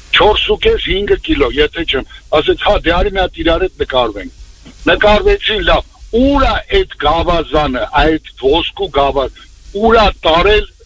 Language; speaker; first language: Armenian; native; Armenian